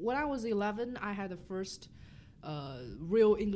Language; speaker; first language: English; non-native, fluent; Chinese